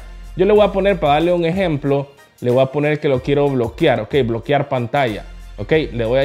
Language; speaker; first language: Spanish; native; Spanish